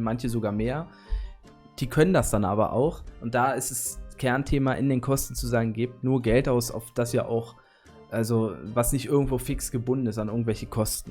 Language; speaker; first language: German; native; German